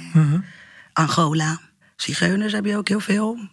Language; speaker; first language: Dutch; early bilingual, other home language; Portuguese